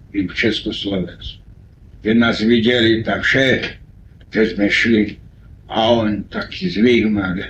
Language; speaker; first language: Slovak; native; Slovak